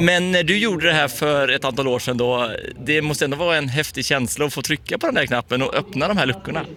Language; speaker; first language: Swedish; native; Swedish